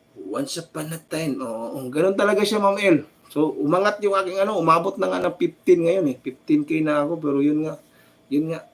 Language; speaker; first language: Filipino; native; Filipino